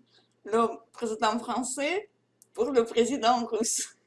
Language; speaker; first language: French; non-native, learner; Russian